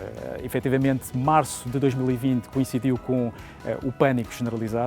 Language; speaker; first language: Portuguese; native; Portuguese